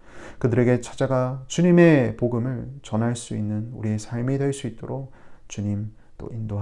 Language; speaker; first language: Korean; native; Korean